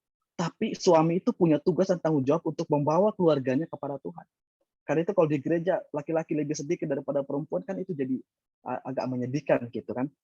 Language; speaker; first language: Indonesian; native; Indonesian